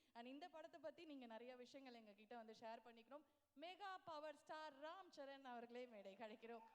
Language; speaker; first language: Tamil; native; Tamil